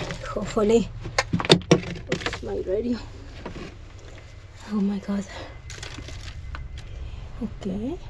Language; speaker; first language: English; non-native, learner; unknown